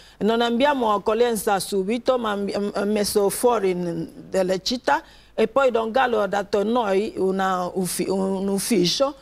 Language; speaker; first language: Italian; non-native, learner; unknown